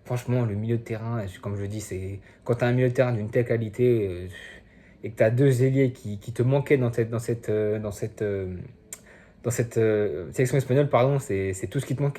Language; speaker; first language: French; native; French